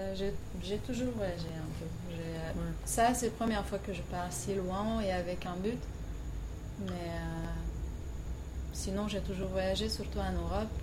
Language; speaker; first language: French; non-native, fluent; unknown